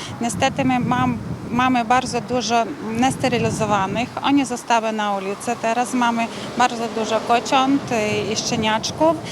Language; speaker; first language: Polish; non-native, learner; Ukrainian